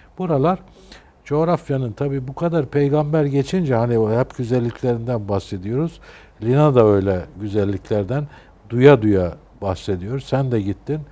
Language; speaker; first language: Turkish; native; Turkish